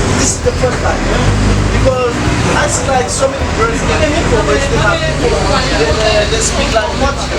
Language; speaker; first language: English; non-native, learner; Haitian Creole